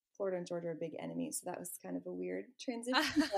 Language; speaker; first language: English; native; English